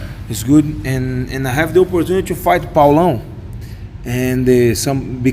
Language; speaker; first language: English; non-native, learner; Portuguese